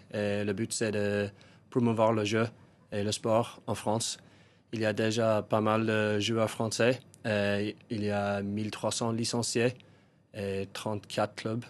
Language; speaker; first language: French; non-native, fluent; English